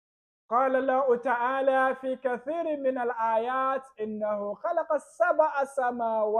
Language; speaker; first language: Arabic; non-native, fluent; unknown